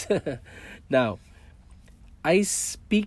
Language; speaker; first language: English; non-native, local second language; Cebuano